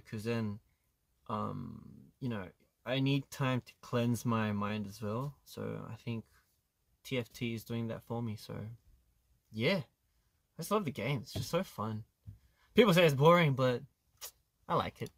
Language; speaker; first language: English; early bilingual, other home language; Korean